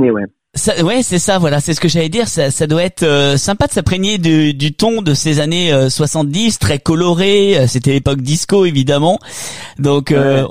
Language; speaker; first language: French; native; French